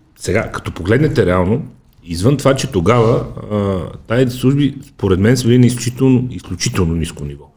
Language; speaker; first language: Bulgarian; native; Bulgarian